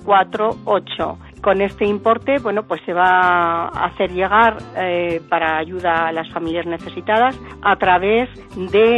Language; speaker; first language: Spanish; native; Spanish